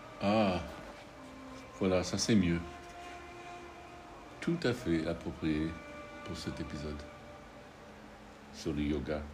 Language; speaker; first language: French; non-native, fluent; English